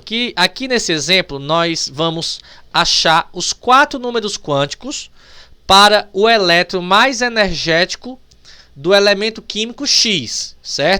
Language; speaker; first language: Portuguese; native; Portuguese